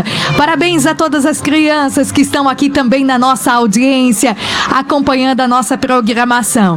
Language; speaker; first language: Portuguese; native; Portuguese